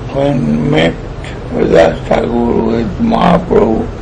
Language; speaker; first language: English; non-native, local second language; Bangla